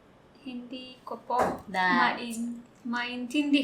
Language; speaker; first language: Filipino; non-native, learner; Russian